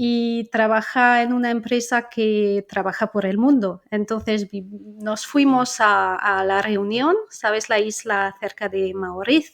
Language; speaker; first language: Spanish; non-native, fluent; French